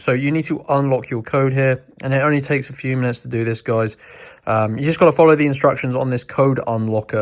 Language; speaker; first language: English; native; English